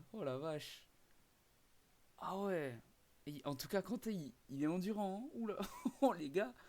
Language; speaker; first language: French; native; French